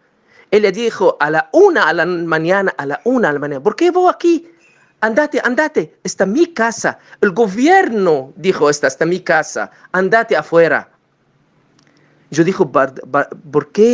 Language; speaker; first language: Spanish; non-native, learner; Arabic